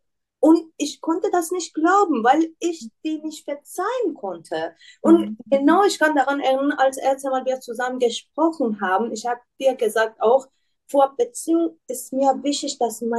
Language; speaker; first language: German; non-native, learner; Persian